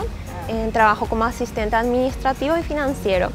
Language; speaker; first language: Spanish; non-native, fluent; Japanese